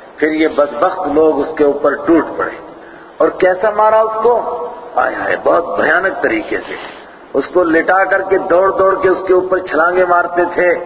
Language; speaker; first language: Urdu; native; Urdu